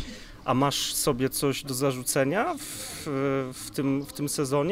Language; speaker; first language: Polish; native; Polish